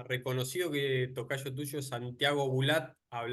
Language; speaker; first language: Spanish; native; Spanish